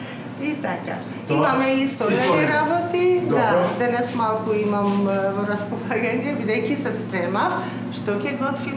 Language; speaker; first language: Macedonian; non-native, fluent; Armenian